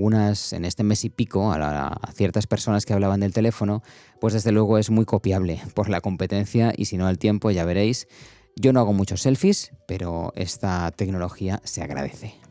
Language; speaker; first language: Spanish; native; Spanish